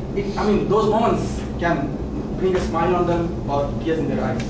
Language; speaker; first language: English; non-native, local second language; Tamil